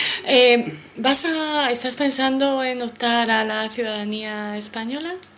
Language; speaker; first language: Spanish; native; Spanish